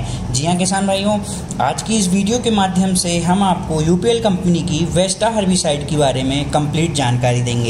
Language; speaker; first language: Hindi; native; Hindi